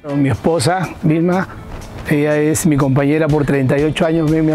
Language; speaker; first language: Spanish; native; Spanish